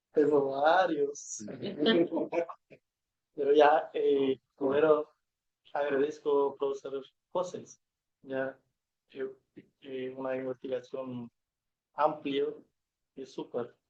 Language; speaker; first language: Spanish; non-native, learner; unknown